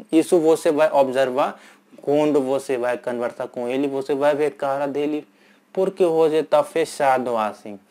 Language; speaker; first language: Portuguese; non-native, learner; Hindi